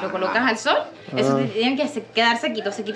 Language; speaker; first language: Spanish; native; Spanish